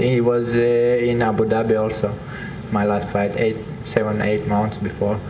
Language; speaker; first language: English; non-native, learner; Chechen